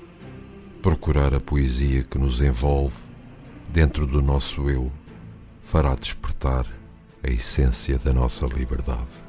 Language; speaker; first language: Portuguese; native; Portuguese